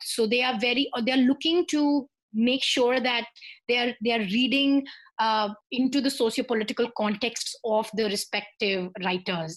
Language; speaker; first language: English; non-native, local second language; Hindi